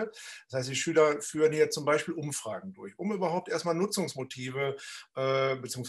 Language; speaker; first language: German; native; German